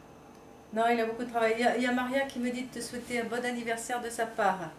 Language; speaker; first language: French; native; French